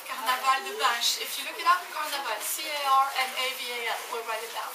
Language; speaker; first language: English; non-native, fluent; French